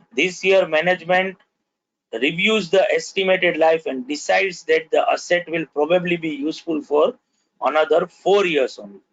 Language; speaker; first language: English; non-native, local second language; Gujarati